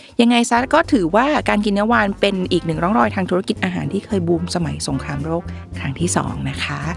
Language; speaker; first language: Thai; native; Thai